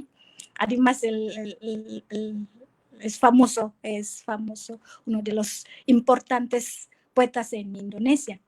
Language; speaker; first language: Spanish; non-native, fluent; Indonesian